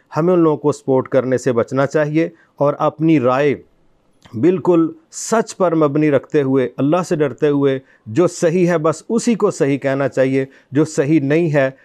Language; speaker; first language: Urdu; non-native, local second language; Punjabi